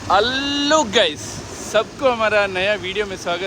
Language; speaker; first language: Hindi; non-native, local second language; Malayalam